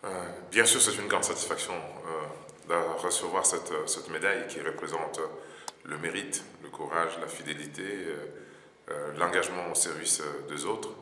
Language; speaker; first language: French; non-native, local second language; Lingala